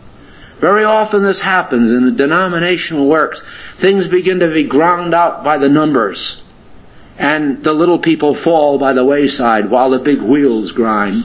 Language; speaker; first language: English; native; English